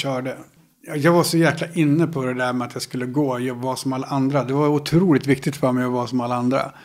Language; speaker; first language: Swedish; native; Swedish